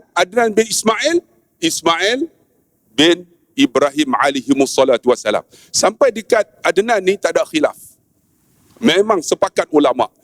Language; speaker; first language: Malay; native; Malay